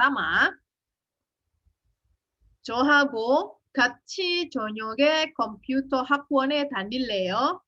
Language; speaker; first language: Korean; non-native, fluent; Indonesian